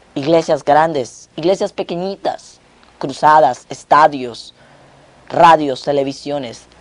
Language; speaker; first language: Spanish; native; Spanish